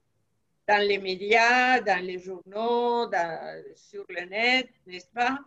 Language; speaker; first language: French; non-native, fluent; Spanish